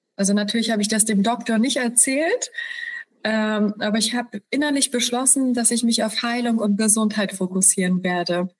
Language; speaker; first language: German; early bilingual, other home language; Polish